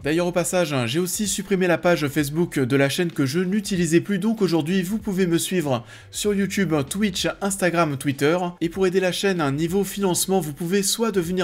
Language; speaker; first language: French; native; French